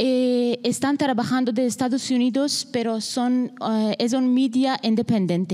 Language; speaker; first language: Spanish; non-native, learner; Persian